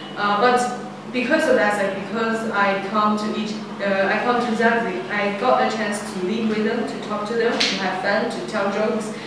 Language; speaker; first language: English; non-native, fluent; Chinese